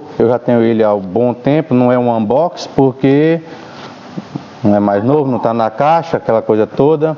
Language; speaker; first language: Portuguese; native; Portuguese